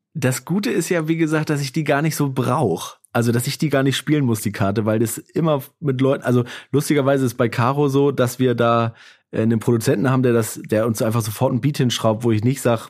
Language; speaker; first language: German; native; German